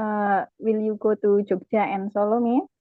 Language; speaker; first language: English; non-native, learner; Indonesian